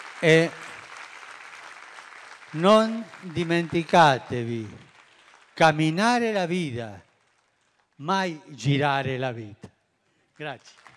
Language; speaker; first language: Italian; non-native, fluent; Spanish